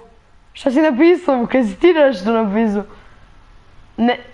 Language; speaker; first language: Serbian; early bilingual, heritage; Serbian